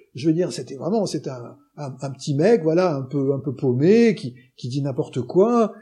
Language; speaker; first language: French; native; French